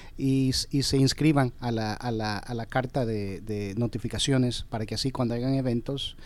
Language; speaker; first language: Spanish; early bilingual, heritage; Spanish